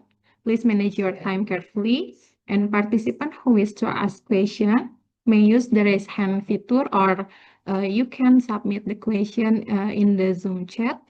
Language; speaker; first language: English; non-native, learner; Indonesian